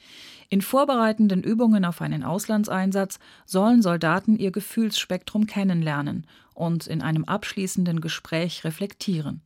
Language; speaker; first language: German; native; German